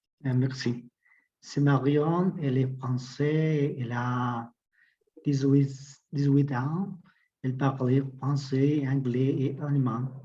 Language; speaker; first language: French; non-native, learner; Spanish